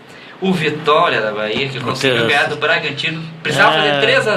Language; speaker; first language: Portuguese; native; Portuguese